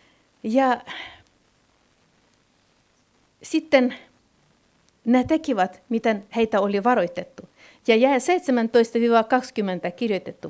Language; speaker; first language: Finnish; non-native, fluent; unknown